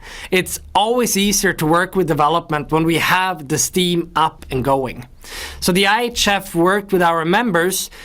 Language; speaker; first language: English; non-native, fluent; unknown